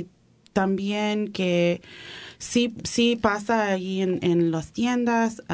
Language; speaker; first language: Spanish; early bilingual, heritage; Spanish